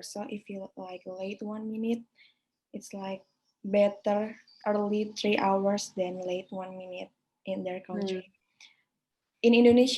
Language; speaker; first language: English; non-native, learner; Indonesian